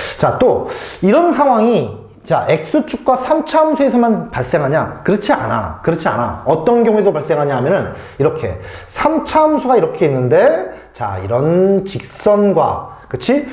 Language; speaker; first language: Korean; native; Korean